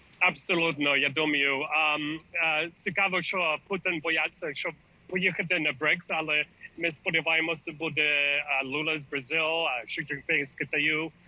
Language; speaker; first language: Ukrainian; early bilingual, heritage; English